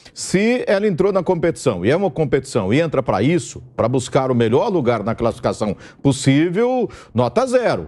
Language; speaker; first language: Portuguese; native; Portuguese